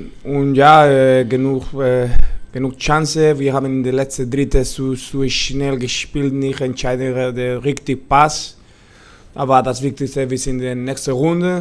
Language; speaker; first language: German; non-native, learner; Spanish